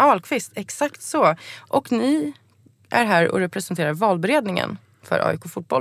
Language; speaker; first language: Swedish; native; Swedish